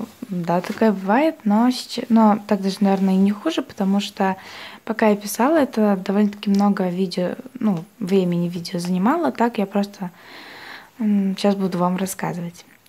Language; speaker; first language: Russian; native; Russian